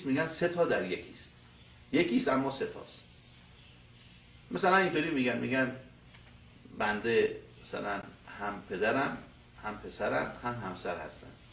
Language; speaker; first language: Persian; native; Persian